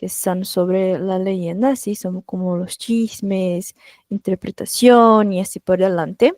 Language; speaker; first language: Spanish; non-native, fluent; Portuguese